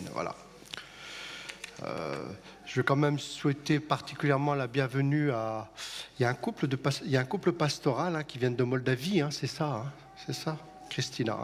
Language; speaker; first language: French; native; French